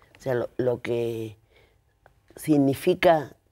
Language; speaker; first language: Spanish; native; Spanish